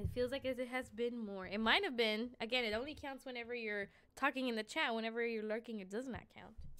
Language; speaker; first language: English; early bilingual, other home language; Spanish